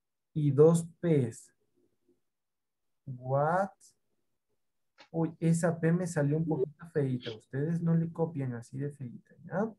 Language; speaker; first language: Spanish; native; Spanish